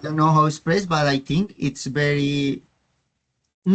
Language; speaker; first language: English; non-native, learner; Spanish